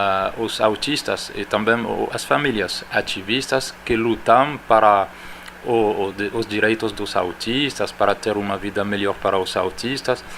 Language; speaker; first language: Portuguese; non-native, fluent; French